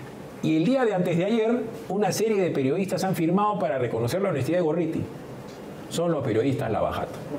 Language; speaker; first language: Spanish; native; Spanish